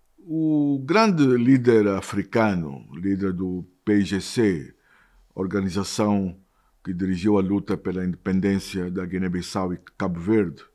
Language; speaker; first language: Portuguese; native; Portuguese